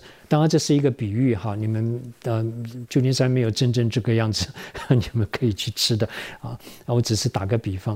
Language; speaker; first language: Chinese; native; Chinese